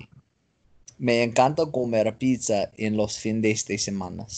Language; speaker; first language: Spanish; non-native, learner; English